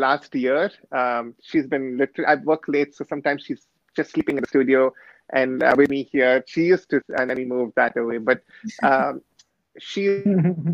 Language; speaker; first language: English; native; English